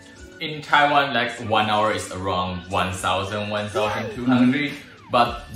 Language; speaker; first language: English; non-native, learner; Chinese